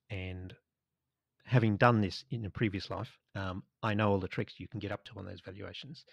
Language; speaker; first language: English; native; English